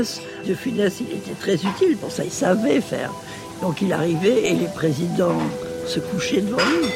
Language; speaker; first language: French; native; French